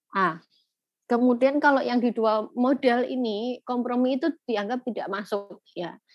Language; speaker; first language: Indonesian; native; Indonesian